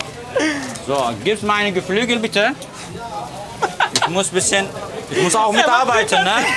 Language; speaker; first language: German; non-native, learner; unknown